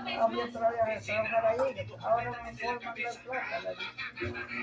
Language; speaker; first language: Spanish; non-native, local second language; Quechua